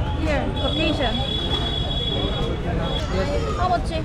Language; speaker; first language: English; non-native, learner; Korean